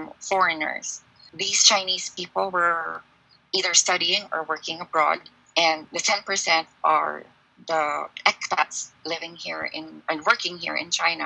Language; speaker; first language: English; non-native, local second language; Filipino